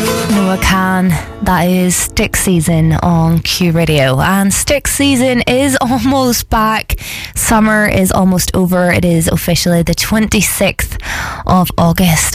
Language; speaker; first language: English; native; English